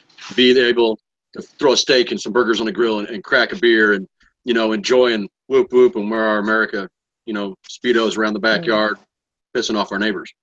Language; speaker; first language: English; native; English